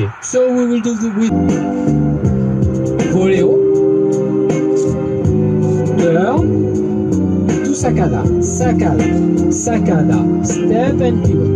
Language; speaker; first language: English; non-native, learner; French